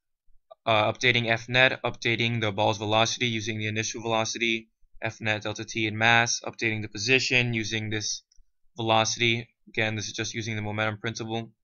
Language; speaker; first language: English; native; English